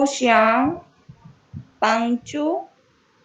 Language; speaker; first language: Chinese; non-native, learner; Urdu